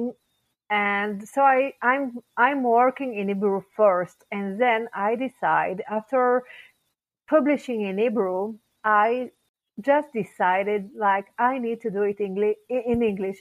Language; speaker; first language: English; non-native, fluent; French